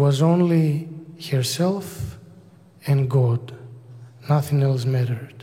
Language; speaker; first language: English; non-native, fluent; Greek